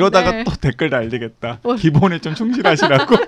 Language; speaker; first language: Korean; native; Korean